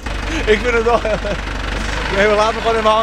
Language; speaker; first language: Dutch; native; Dutch